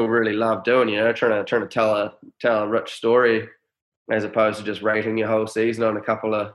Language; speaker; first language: English; native; English